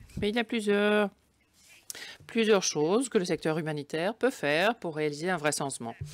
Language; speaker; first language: French; non-native, fluent; German